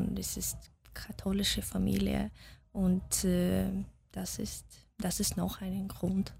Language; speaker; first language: German; non-native, fluent; Russian